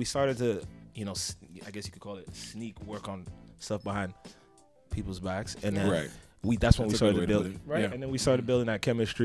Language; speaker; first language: English; native; English